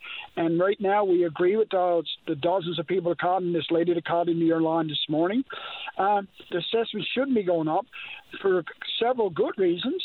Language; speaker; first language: English; native; English